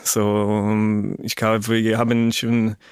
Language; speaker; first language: German; non-native, fluent; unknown